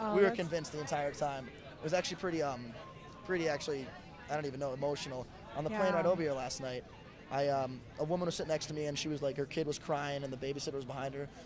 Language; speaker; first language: English; native; English